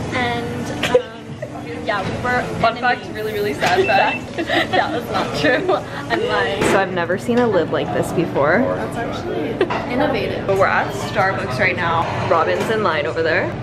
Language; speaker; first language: English; native; English